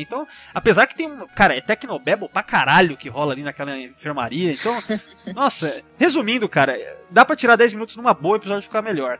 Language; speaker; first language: Portuguese; native; Portuguese